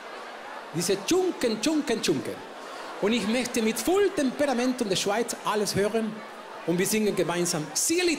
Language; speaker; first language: German; non-native, learner; Spanish